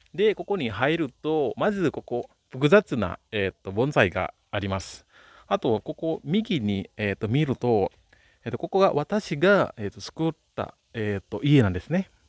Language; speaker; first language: Japanese; non-native, fluent; Balinese